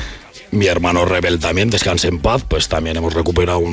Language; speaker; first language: Spanish; native; Spanish